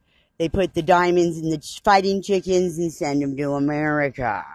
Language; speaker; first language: English; native; English